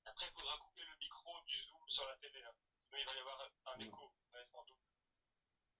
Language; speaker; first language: French; native; French